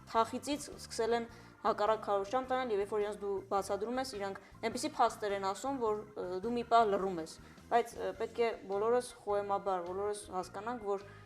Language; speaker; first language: Armenian; early bilingual, heritage; Armenian